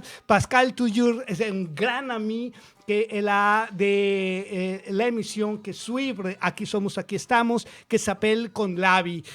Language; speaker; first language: French; non-native, learner; Spanish